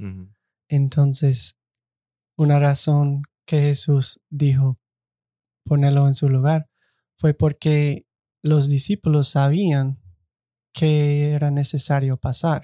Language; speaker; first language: Spanish; non-native, fluent; English